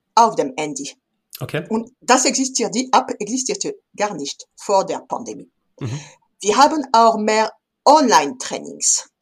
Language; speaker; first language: German; non-native, fluent; French